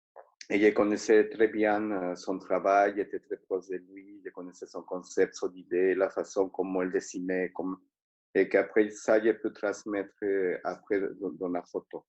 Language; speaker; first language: French; non-native, fluent; Spanish